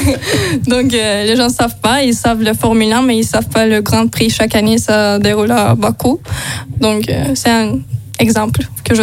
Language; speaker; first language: French; non-native, learner; Azerbaijani